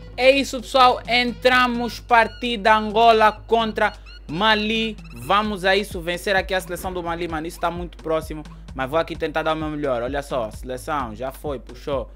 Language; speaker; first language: Portuguese; native; Portuguese